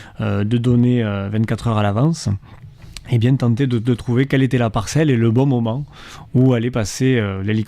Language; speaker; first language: French; native; French